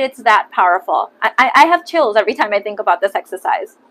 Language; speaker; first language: English; early bilingual, other home language; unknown